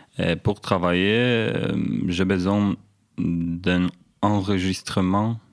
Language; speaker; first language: French; non-native, learner; Romanian